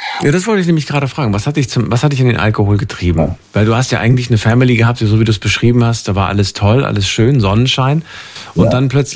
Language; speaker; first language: German; native; German